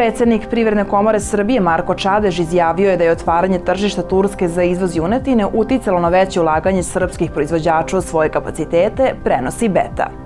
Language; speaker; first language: Serbian; native; Serbian